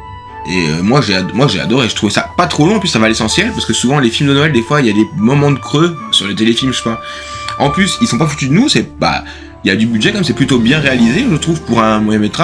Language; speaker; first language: French; native; French